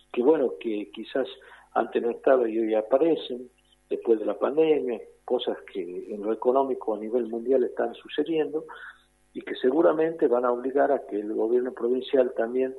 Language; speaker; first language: Spanish; native; Spanish